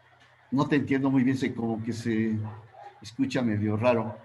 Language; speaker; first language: Spanish; native; Spanish